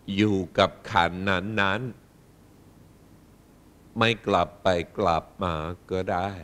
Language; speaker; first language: Thai; non-native, fluent; English